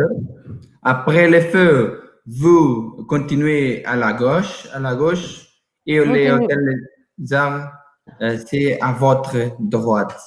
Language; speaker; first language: French; non-native, learner; Portuguese